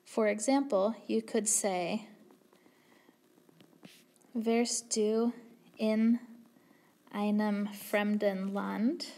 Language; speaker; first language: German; non-native, fluent; English